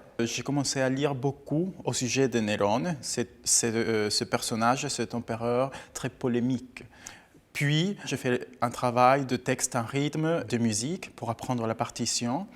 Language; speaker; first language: French; non-native, fluent; Spanish